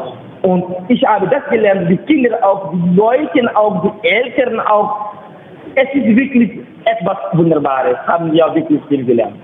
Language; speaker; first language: German; non-native, learner; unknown